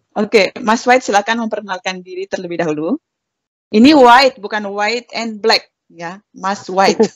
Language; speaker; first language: Indonesian; native; Indonesian